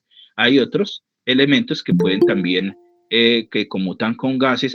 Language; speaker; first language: Spanish; native; Spanish